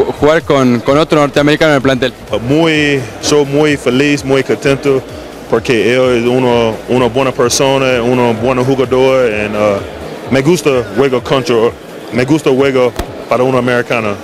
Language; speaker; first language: Spanish; non-native, learner; English